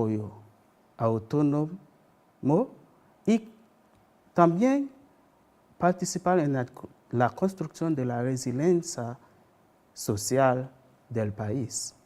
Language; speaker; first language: Spanish; non-native, fluent; Haitian Creole